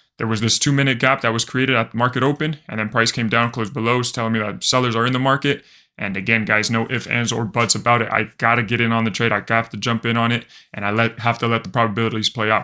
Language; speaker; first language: English; native; English